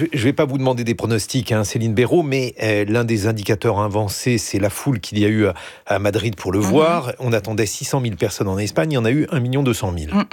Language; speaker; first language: French; native; French